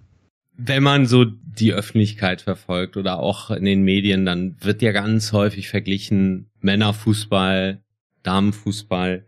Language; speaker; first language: German; native; German